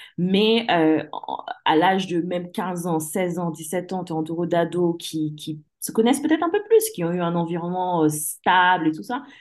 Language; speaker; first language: French; early bilingual, other home language; English